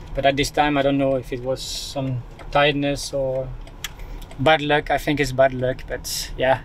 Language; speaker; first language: English; non-native, learner; French